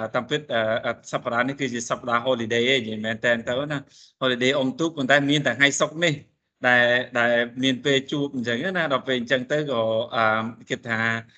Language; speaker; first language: Khmer; native; Khmer